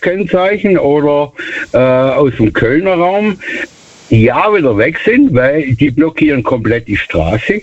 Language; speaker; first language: German; native; German